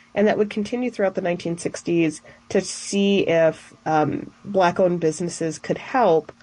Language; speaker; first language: English; native; English